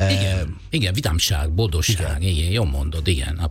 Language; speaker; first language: Hungarian; non-native, fluent; Italian